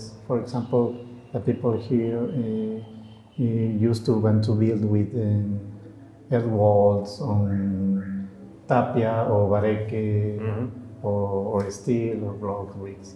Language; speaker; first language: English; non-native, learner; Spanish